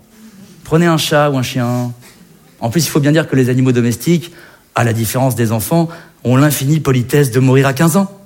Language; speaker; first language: French; native; French